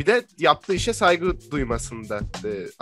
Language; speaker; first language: Turkish; native; Turkish